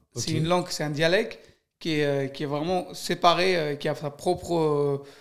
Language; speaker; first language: French; early bilingual, other home language; Kurdish